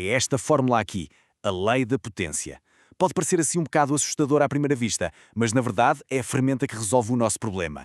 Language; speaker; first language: Portuguese; native; Portuguese